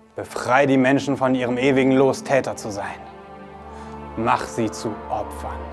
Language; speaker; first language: German; native; German